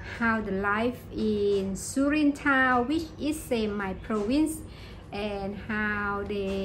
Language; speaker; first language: English; non-native, learner; Thai